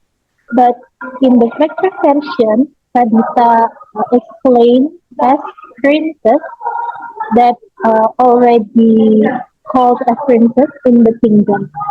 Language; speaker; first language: English; non-native, learner; Indonesian